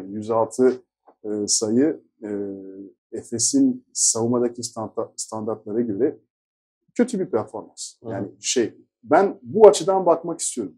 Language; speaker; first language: Turkish; non-native, fluent; French